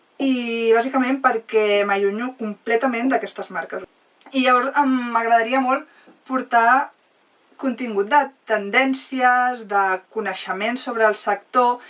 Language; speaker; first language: Catalan; non-native, local second language; Spanish